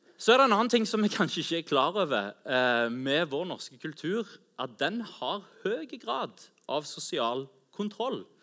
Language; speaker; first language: Norwegian; native; Norwegian